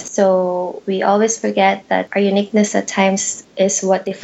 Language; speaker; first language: English; non-native, local second language; Pampanga